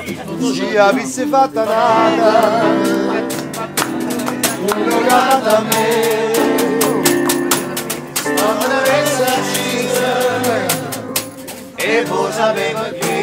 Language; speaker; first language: Italian; native; Italian